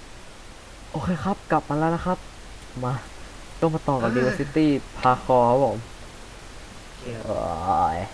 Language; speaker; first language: Thai; native; Thai